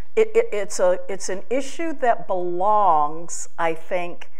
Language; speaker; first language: English; native; English